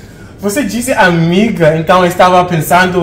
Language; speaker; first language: Portuguese; non-native, learner; English